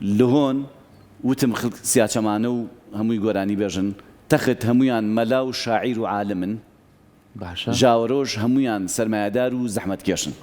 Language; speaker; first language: Central Kurdish; native; Central Kurdish